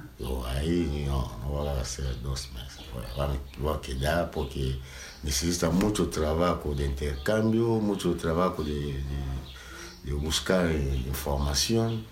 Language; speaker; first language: Spanish; non-native, learner; Lingala